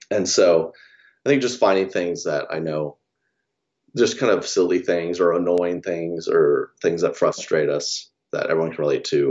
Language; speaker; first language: English; native; English